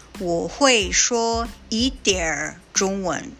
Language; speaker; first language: Chinese; non-native, learner; English